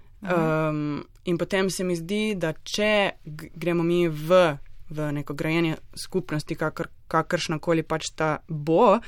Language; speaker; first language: Slovenian; native; Slovenian